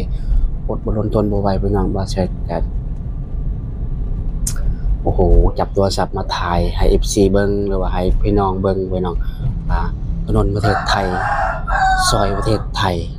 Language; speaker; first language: Thai; non-native, local second language; Lao